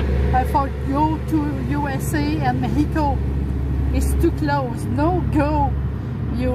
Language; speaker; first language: English; non-native, learner; French